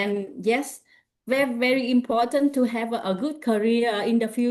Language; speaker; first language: English; non-native, learner; Vietnamese